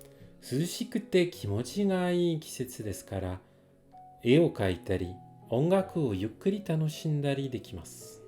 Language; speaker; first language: Japanese; non-native, fluent; French